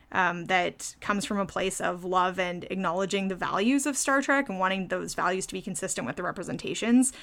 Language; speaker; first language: English; native; English